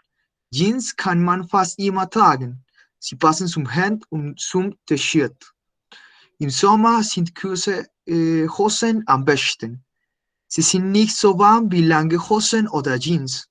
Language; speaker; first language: German; non-native, fluent; Spanish